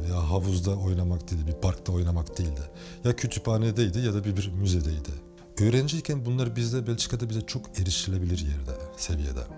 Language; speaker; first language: Turkish; early bilingual, heritage; Turkish